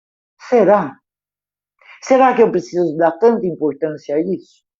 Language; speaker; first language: Portuguese; native; Portuguese